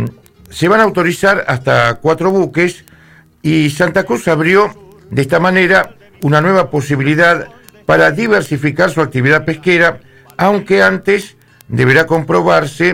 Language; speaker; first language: Spanish; native; Spanish